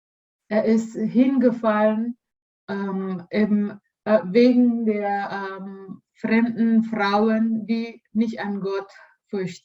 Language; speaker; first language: German; non-native, learner; Indonesian